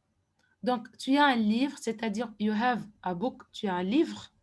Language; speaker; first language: French; non-native, fluent; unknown